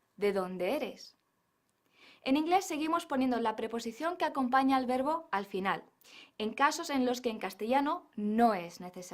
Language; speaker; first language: Spanish; non-native, fluent; English